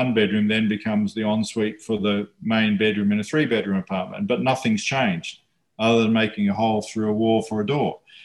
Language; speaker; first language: English; native; English